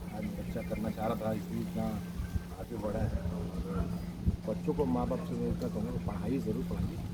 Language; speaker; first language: Hindi; native; Hindi